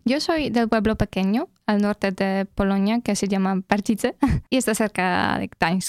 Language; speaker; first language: Spanish; non-native, fluent; Polish